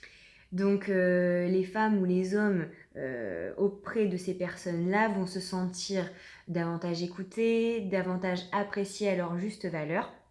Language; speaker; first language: French; native; French